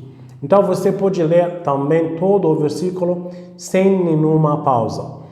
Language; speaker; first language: Portuguese; non-native, fluent; Arabic